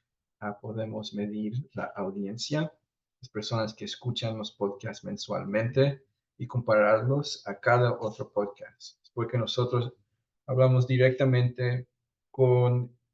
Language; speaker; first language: Spanish; early bilingual, heritage; Spanish